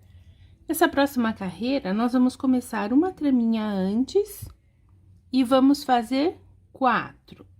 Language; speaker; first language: Portuguese; native; Portuguese